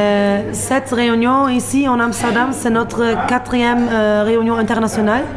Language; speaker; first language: French; non-native, fluent; Turkish